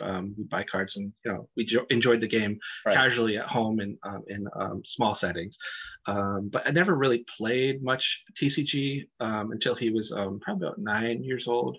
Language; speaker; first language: English; native; English